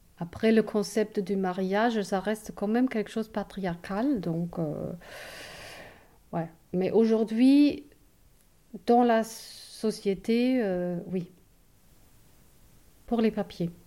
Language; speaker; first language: French; non-native, fluent; German